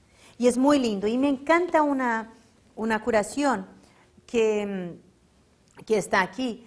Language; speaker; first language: Spanish; non-native, fluent; Portuguese